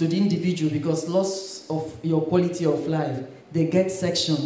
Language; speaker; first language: English; non-native, local second language; Igbo